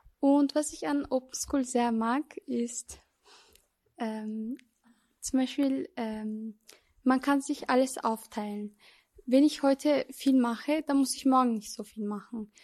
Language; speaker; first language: German; non-native, local second language; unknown